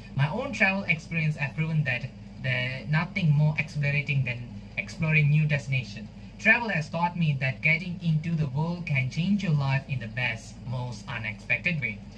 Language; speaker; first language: English; non-native, local second language; Tamil